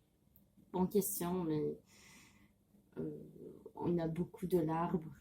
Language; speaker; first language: French; non-native, learner; Russian